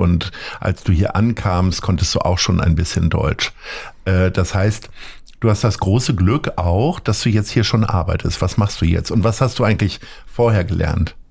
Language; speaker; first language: German; native; German